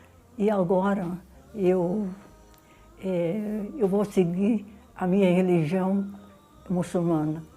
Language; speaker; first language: Portuguese; non-native, learner; Arabic